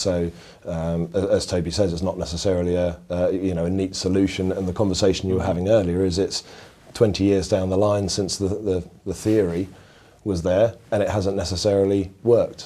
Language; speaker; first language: English; native; English